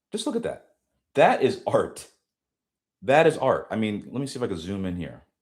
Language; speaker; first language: English; native; English